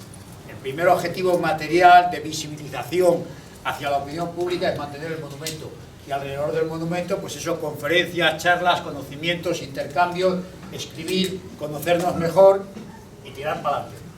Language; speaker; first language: Spanish; native; Spanish